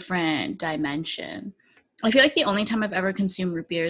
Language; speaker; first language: English; native; English